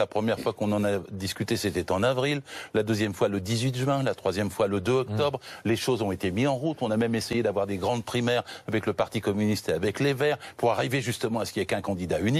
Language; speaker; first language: French; native; French